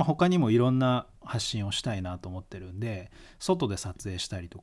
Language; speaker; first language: Japanese; native; Japanese